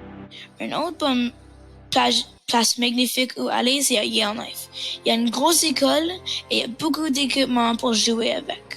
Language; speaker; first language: French; non-native, local second language; English